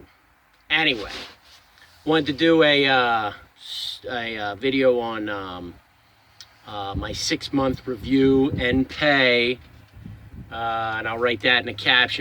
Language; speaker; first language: English; native; English